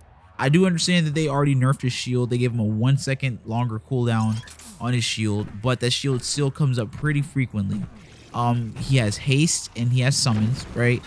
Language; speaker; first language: English; native; English